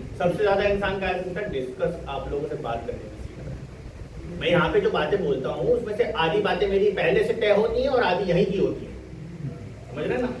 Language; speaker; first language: Urdu; native; Urdu